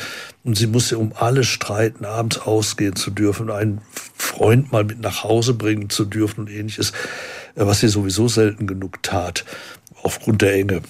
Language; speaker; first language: German; native; German